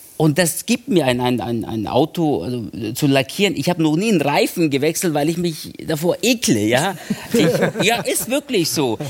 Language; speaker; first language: German; early bilingual, other home language; Turkish